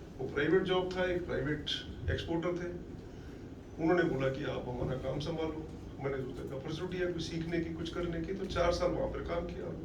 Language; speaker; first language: Hindi; native; Hindi